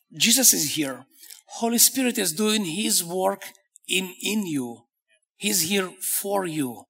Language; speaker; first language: English; non-native, fluent; Hebrew